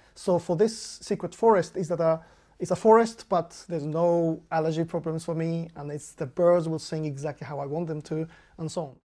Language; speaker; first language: English; non-native, fluent; Japanese